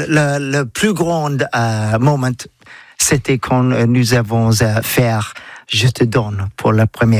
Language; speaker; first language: French; non-native, learner; English